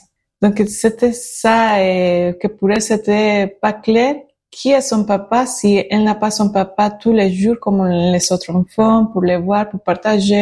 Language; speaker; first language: French; non-native, learner; Spanish